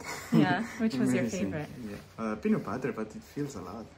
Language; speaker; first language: English; non-native, fluent; Spanish